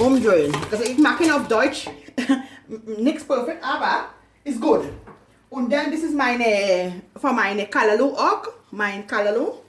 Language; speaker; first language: German; non-native, learner; English